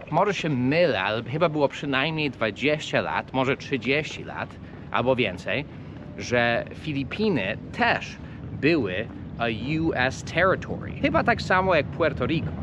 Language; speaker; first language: Polish; non-native, fluent; English